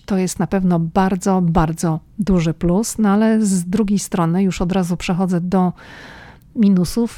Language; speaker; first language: Polish; native; Polish